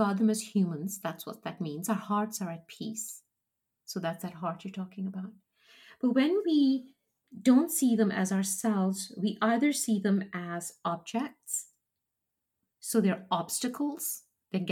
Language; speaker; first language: English; non-native, local second language; Punjabi